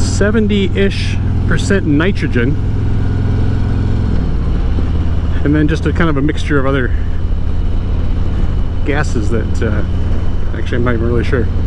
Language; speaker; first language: English; native; English